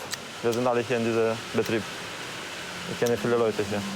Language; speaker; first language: German; non-native, learner; Romanian